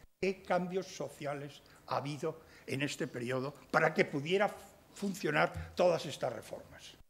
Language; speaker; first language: Spanish; native; Spanish